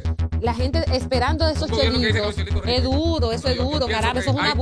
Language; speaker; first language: Spanish; native; Spanish